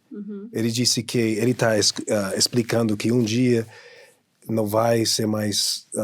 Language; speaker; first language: Portuguese; non-native, fluent; English